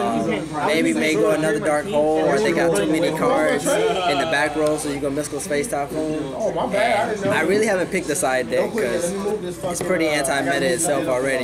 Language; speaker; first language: English; native; English